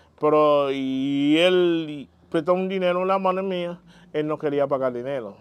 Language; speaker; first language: Spanish; non-native, learner; Haitian Creole